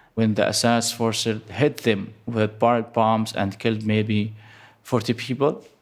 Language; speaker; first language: English; non-native, fluent; Arabic